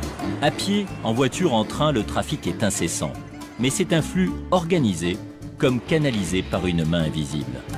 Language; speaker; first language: French; native; French